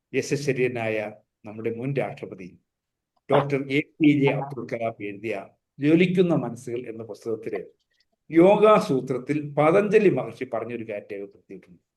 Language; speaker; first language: Malayalam; native; Malayalam